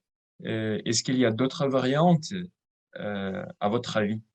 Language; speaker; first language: French; non-native, fluent; Russian